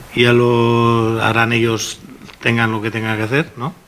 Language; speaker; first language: Spanish; non-native, local second language; Catalan